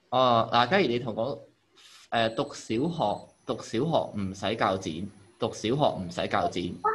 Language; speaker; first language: Cantonese; native; Cantonese